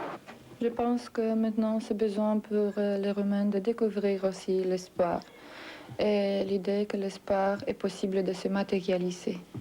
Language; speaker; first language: French; non-native, fluent; Romanian